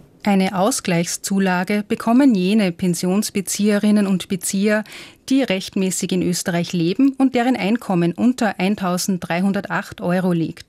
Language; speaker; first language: German; native; German